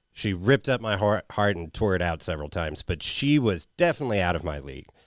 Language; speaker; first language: English; native; English